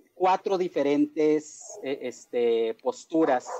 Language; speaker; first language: Spanish; native; Spanish